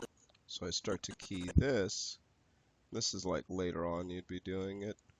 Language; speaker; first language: English; native; English